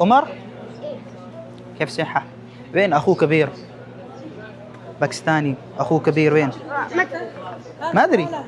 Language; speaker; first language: Arabic; non-native, learner; Urdu